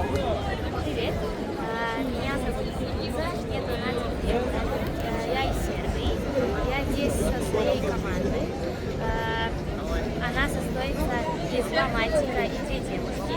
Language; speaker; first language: Russian; non-native, learner; Serbian